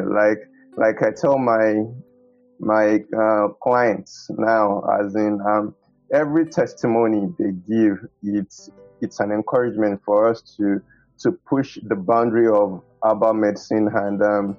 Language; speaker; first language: English; non-native, local second language; Yoruba